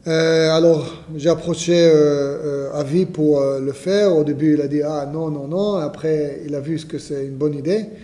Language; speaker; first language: French; non-native, fluent; Hebrew